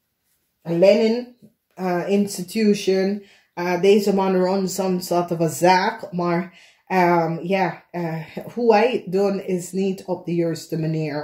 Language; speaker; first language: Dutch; non-native, fluent; English